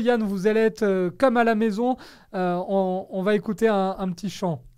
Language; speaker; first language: French; native; French